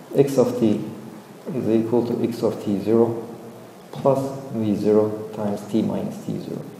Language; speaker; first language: English; non-native, fluent; Turkish